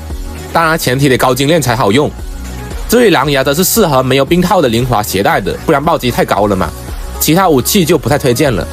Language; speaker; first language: Chinese; native; Chinese